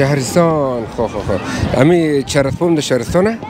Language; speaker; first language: Persian; non-native, local second language; Pashto